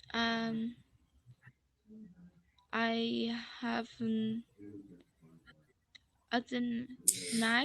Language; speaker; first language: English; non-native, learner; Vietnamese